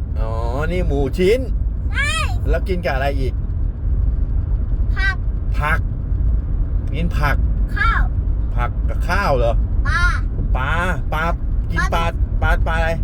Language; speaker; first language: Thai; native; Thai